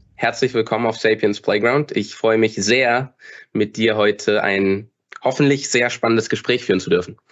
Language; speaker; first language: German; native; German